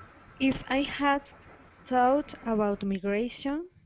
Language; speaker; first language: English; non-native, learner; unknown